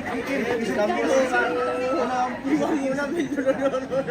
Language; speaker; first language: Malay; non-native, local second language; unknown